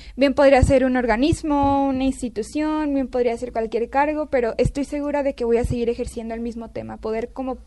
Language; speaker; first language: Spanish; native; Spanish